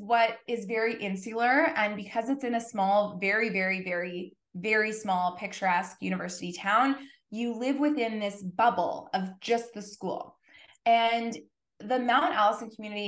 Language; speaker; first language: English; native; English